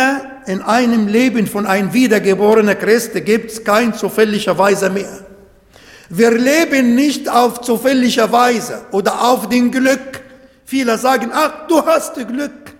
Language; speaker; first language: German; non-native, learner; Arabic